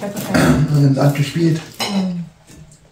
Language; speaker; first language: German; native; German